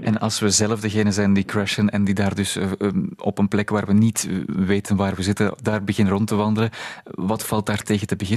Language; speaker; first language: Dutch; native; Dutch